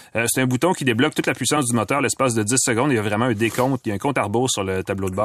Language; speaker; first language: French; native; French